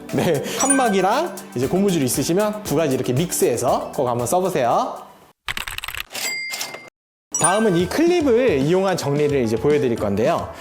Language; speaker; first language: Korean; native; Korean